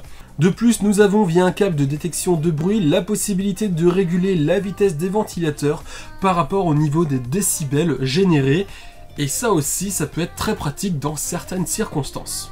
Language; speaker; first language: French; native; French